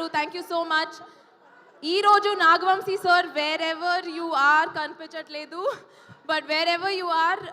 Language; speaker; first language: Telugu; non-native, fluent; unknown